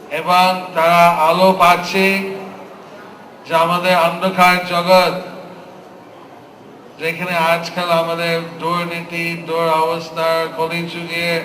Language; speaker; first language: Bangla; non-native, fluent; English